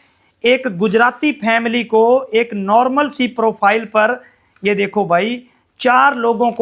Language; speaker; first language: Hindi; native; Hindi